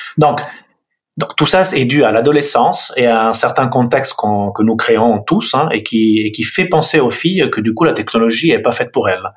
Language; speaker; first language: French; non-native, fluent; Italian